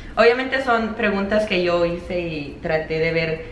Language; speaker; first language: Spanish; early bilingual, other home language; English